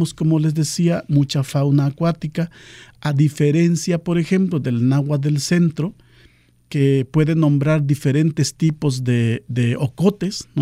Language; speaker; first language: Spanish; non-native, local second language; Nahuatl languages